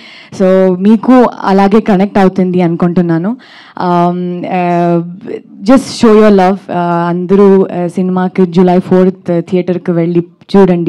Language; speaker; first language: Telugu; non-native, learner; Kannada